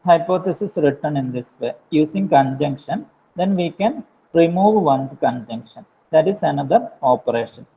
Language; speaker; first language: English; non-native, local second language; Malayalam